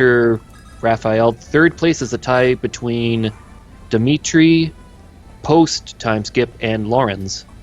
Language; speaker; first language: English; native; English